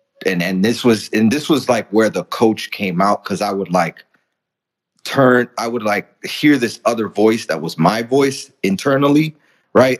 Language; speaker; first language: English; early bilingual, other home language; Spanish